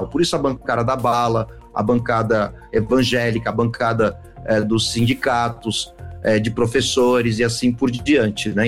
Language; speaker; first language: Portuguese; native; Portuguese